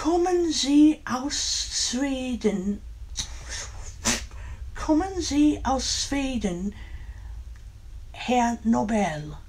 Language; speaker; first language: German; non-native, learner; English